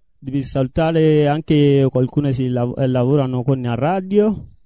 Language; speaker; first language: Italian; non-native, learner; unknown